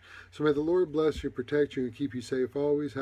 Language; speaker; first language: English; native; English